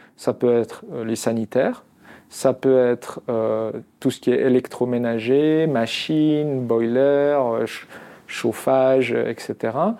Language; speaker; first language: French; non-native, local second language; Arabic